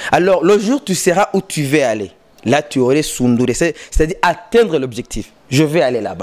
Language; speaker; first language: French; non-native, local second language; Rundi